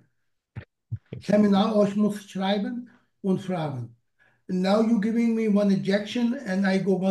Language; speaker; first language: German; non-native, learner; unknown